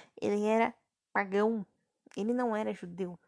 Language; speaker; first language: Portuguese; native; Portuguese